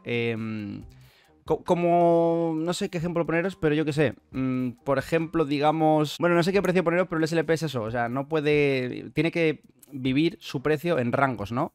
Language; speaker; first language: Spanish; native; Spanish